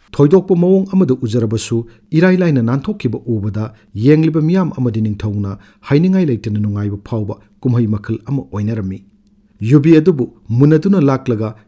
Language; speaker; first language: Manipuri; native; Manipuri